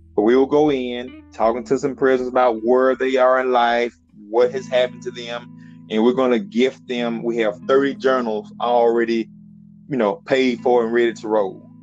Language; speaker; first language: English; native; English